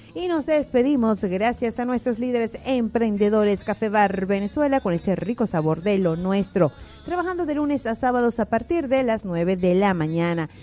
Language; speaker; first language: Spanish; native; Spanish